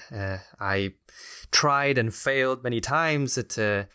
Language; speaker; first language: English; non-native, fluent; Spanish